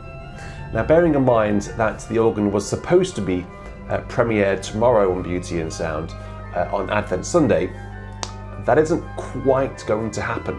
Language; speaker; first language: English; native; English